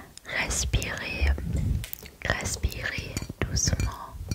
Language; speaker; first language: French; non-native, learner; German